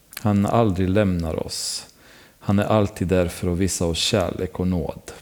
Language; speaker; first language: Swedish; non-native, fluent; Romanian